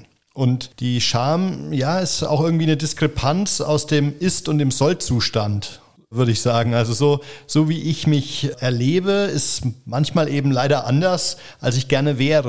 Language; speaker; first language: German; native; German